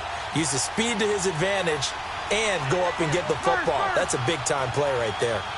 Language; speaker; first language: English; native; English